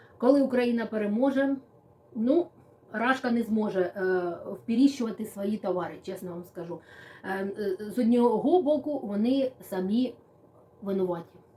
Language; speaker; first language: Ukrainian; native; Ukrainian